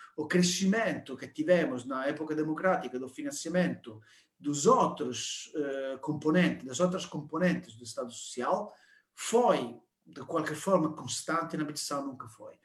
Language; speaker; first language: Portuguese; non-native, fluent; Italian